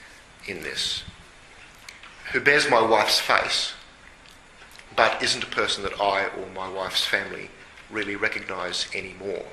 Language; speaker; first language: English; native; English